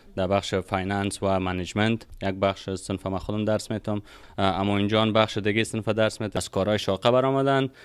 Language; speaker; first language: Persian; native; Persian